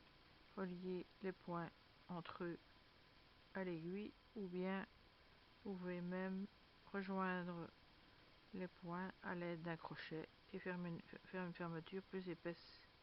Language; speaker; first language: French; native; French